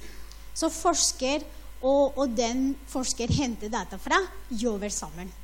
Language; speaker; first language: Norwegian; non-native, fluent; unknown